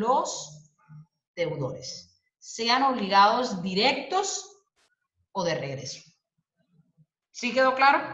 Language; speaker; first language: Spanish; native; Spanish